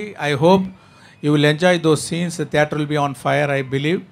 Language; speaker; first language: Telugu; non-native, learner; Tamil